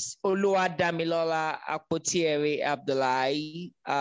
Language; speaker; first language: English; non-native, local second language; Yoruba